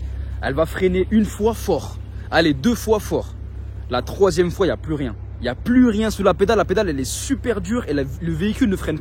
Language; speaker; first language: French; native; French